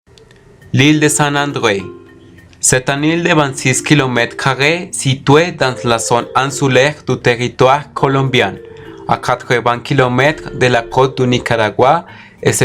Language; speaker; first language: French; non-native, learner; Spanish